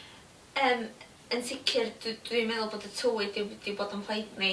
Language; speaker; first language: Welsh; native; Welsh